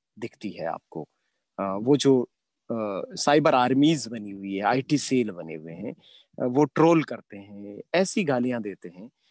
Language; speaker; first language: Hindi; native; Hindi